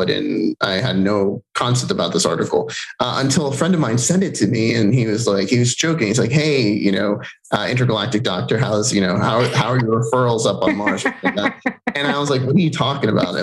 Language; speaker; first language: English; non-native, fluent; Spanish